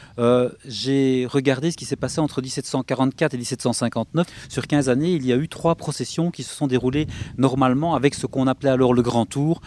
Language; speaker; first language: French; native; French